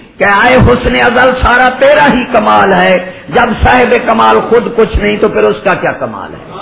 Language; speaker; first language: Urdu; non-native, local second language; Punjabi